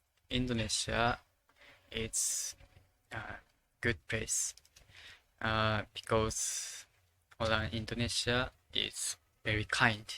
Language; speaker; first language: English; non-native, learner; Japanese